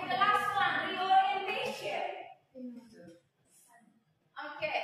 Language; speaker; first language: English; non-native, fluent; Indonesian